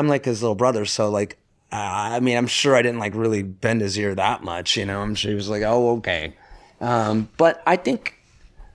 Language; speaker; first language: English; native; English